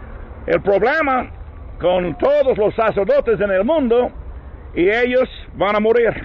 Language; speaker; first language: Spanish; non-native, learner; English